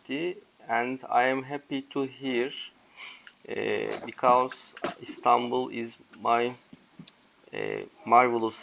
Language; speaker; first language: English; non-native, learner; Turkish